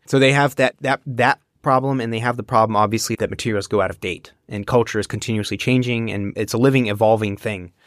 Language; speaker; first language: English; native; English